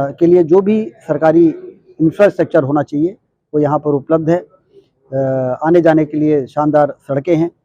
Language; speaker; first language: Hindi; native; Hindi